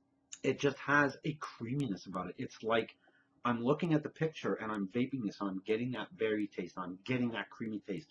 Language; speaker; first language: English; native; English